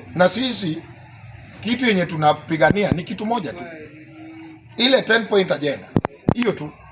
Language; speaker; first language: Swahili; non-native, local second language; Luo (Kenya and Tanzania)